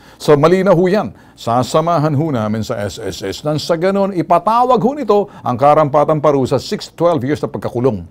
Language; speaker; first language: Filipino; native; Filipino